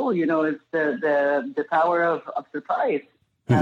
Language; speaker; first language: English; non-native, fluent; Spanish